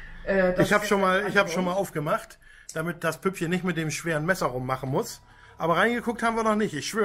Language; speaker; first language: German; native; German